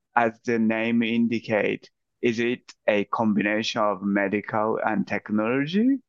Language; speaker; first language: English; non-native, fluent; Japanese